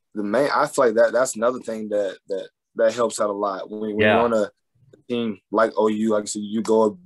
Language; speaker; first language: English; native; English